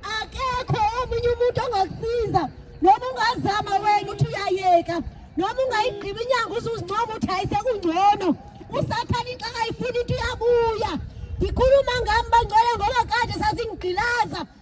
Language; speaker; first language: Zulu; non-native, local second language; Xhosa